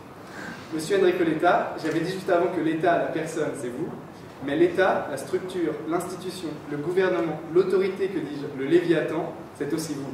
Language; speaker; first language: French; native; French